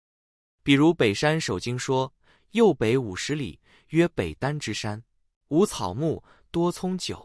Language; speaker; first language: Chinese; native; Chinese